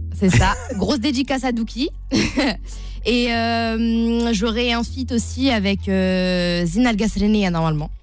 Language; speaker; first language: French; native; French